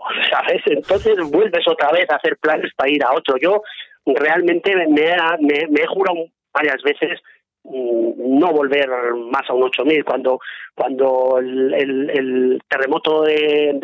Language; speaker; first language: Spanish; native; Spanish